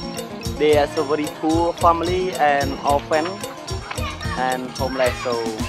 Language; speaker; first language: English; non-native, learner; Khmer